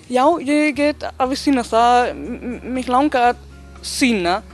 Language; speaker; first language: Icelandic; non-native, learner; Danish